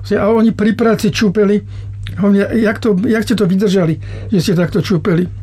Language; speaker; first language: Slovak; native; Slovak